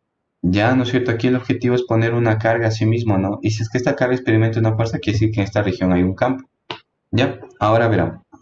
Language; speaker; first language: Spanish; native; Spanish